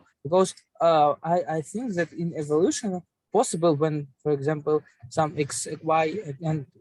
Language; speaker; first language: English; non-native, learner; Russian